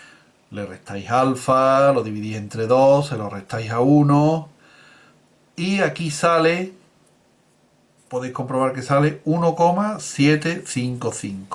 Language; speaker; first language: Spanish; native; Spanish